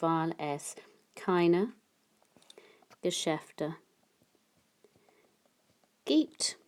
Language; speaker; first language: German; non-native, fluent; English